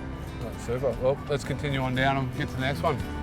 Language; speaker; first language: English; native; English